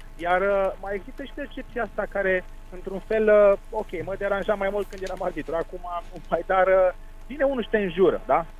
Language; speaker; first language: Romanian; native; Romanian